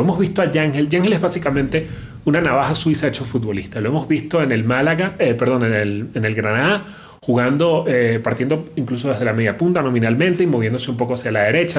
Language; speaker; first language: Spanish; native; Spanish